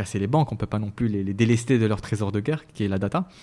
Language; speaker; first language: French; non-native, local second language; Arabic